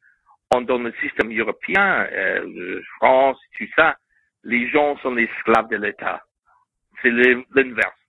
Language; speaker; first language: French; non-native, learner; English